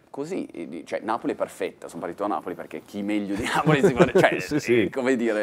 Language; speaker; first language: Italian; native; Italian